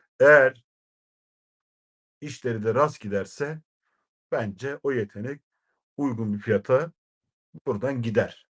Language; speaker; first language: Turkish; native; Turkish